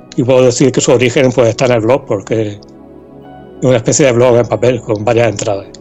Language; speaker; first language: Spanish; native; Spanish